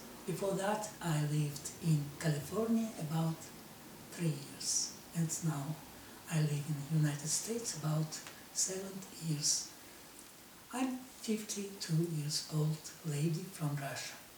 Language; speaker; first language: English; non-native, learner; Russian